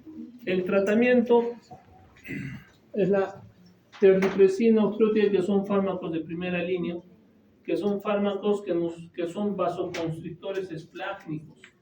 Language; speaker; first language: Spanish; native; Spanish